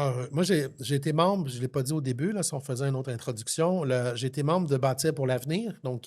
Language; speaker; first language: French; native; French